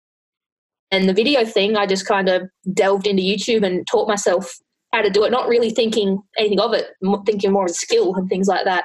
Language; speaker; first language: English; native; English